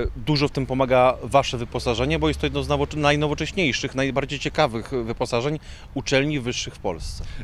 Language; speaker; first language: Polish; native; Polish